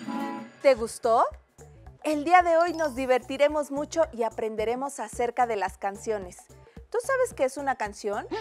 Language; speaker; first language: Spanish; native; Spanish